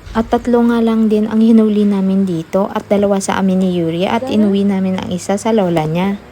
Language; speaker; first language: Filipino; native; Filipino